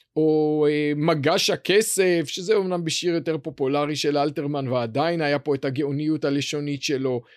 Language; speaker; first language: Hebrew; native; Hebrew